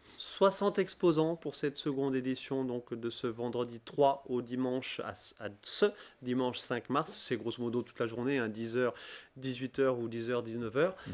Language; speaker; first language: French; native; French